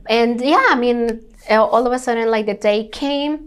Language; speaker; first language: English; non-native, fluent; Spanish